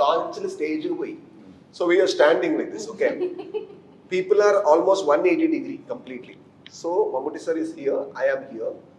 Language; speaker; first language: Malayalam; non-native, learner; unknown